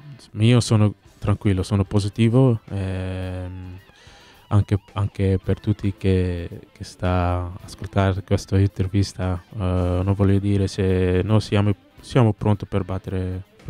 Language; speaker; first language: Italian; non-native, learner; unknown